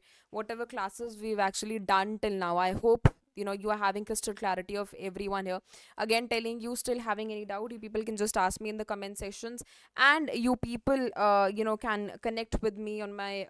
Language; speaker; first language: English; non-native, local second language; Hindi